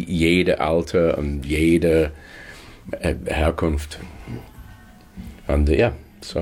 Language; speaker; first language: German; non-native, fluent; English